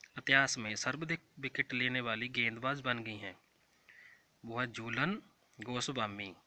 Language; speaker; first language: Hindi; non-native, local second language; Punjabi